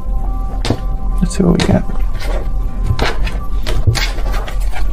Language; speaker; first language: English; native; English